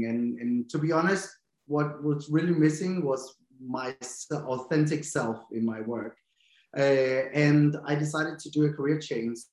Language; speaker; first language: English; non-native, fluent; Danish